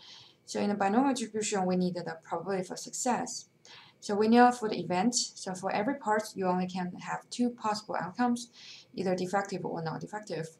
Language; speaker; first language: English; non-native, fluent; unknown